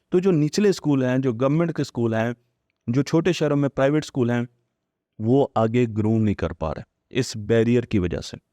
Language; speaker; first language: Urdu; non-native, local second language; Punjabi